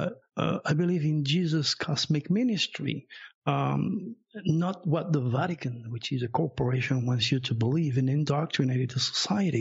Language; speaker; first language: English; non-native, fluent; French